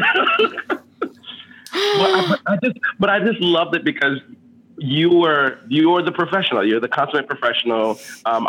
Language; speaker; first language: English; early bilingual, other home language; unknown